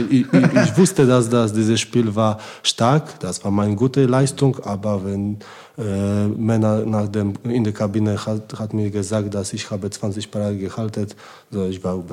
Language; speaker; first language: German; non-native, learner; Polish